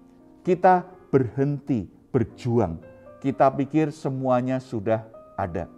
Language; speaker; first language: Indonesian; native; Indonesian